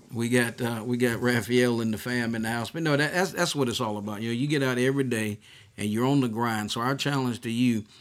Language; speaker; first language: English; native; English